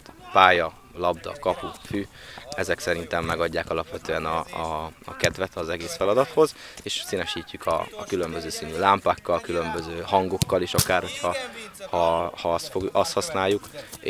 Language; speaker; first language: Hungarian; native; Hungarian